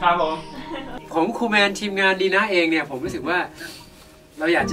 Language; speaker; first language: Thai; native; Thai